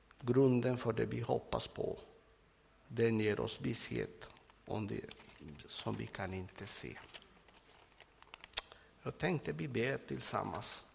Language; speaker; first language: Swedish; non-native, fluent; Spanish